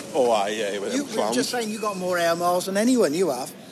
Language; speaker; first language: English; native; English